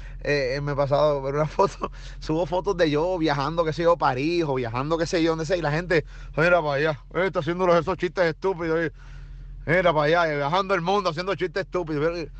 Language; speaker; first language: Spanish; native; Spanish